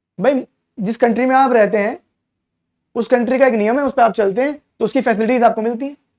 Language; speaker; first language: Urdu; native; Urdu